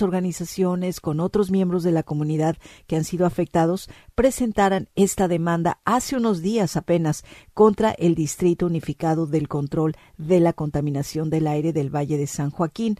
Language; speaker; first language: Spanish; native; Spanish